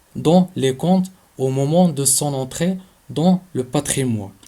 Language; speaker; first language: French; non-native, local second language; Arabic